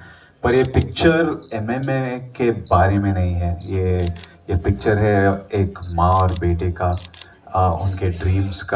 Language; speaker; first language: Hindi; non-native, local second language; Telugu